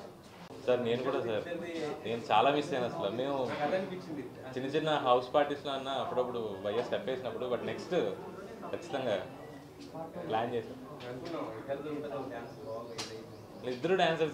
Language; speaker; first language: Telugu; native; Telugu